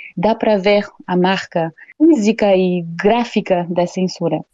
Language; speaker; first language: Portuguese; non-native, fluent; French